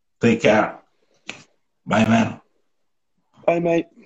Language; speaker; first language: English; non-native, learner; Italian